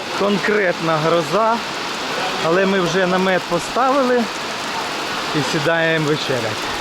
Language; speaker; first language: Ukrainian; non-native, local second language; Russian